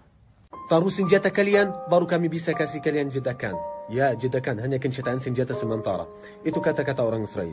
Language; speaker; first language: Indonesian; non-native, fluent; Arabic